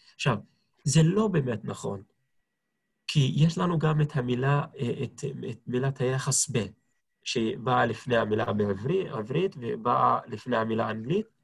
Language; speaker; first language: Hebrew; non-native, local second language; Arabic